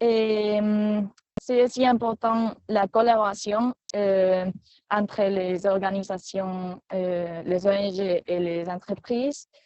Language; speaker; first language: French; non-native, fluent; Spanish